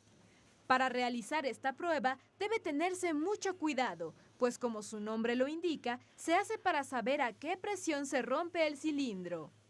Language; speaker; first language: Spanish; native; Spanish